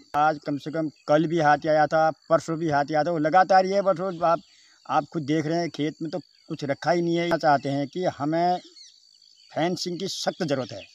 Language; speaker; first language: Hindi; native; Hindi